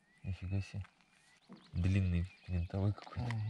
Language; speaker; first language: Russian; native; Russian